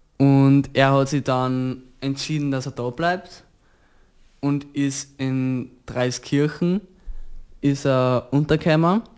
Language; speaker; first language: German; native; German